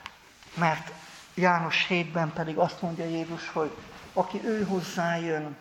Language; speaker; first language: Hungarian; native; Hungarian